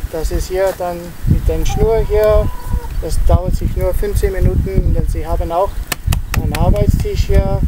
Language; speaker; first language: German; non-native, learner; Italian